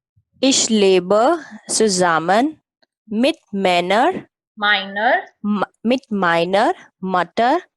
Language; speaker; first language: German; non-native, learner; Hindi